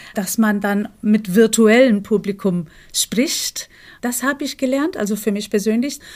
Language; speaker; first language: German; non-native, fluent; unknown